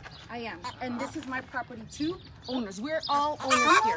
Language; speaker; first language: English; early bilingual, other home language; Spanish